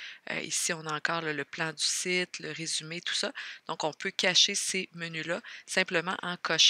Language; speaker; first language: French; native; French